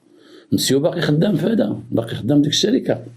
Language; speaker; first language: Arabic; native; Arabic